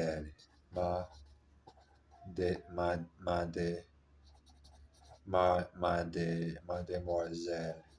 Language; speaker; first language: French; non-native, learner; Portuguese